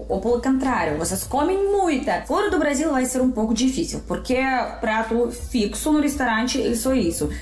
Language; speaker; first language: Portuguese; non-native, fluent; Russian